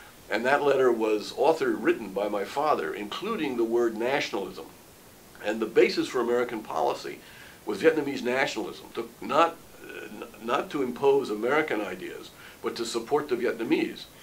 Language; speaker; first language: English; native; English